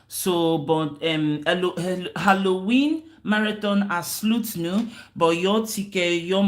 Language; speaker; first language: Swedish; non-native, learner; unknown